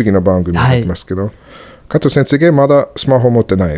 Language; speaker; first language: Japanese; non-native, learner; English